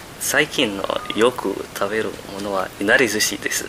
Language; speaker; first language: Japanese; non-native, learner; Indonesian